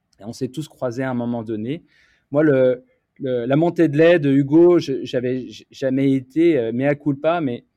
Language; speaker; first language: French; native; French